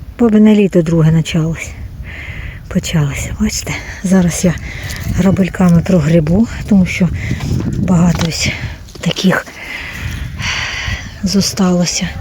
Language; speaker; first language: Ukrainian; native; Ukrainian